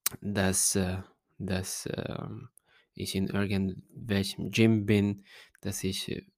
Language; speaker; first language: German; non-native, fluent; Hungarian